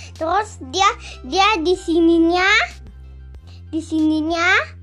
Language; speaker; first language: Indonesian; early bilingual, heritage; Indonesian